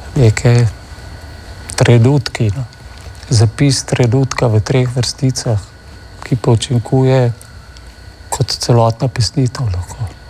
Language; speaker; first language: Slovenian; native; Slovenian